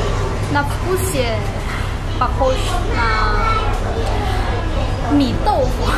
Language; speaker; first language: Russian; non-native, fluent; Chinese